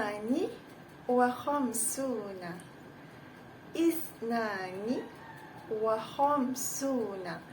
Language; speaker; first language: Arabic; non-native, fluent; Malay